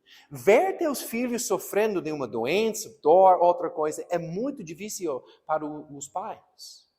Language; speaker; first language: Portuguese; non-native, fluent; English